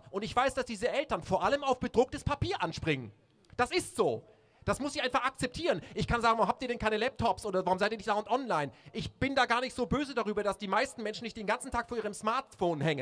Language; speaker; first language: German; native; German